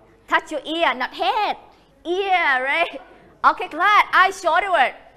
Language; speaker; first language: English; non-native, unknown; Thai